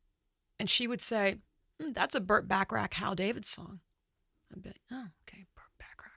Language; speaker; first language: English; native; English